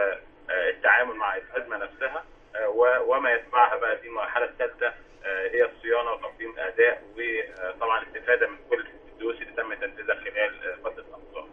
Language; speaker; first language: Arabic; native; Arabic